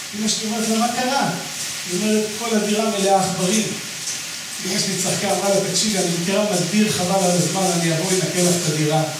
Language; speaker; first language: Hebrew; native; Hebrew